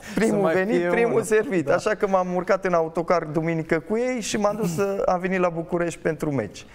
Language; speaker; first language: Romanian; native; Romanian